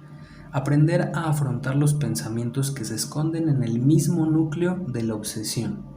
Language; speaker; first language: Spanish; native; Spanish